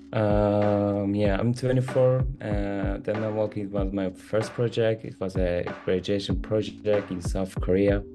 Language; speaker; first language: English; non-native, learner; Turkish